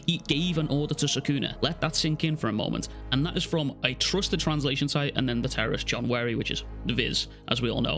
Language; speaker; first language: English; native; English